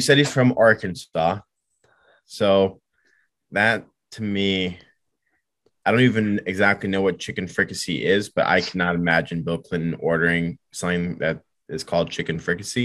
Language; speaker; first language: English; native; English